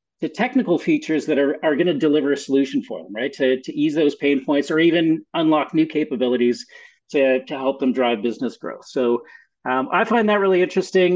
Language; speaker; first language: English; native; English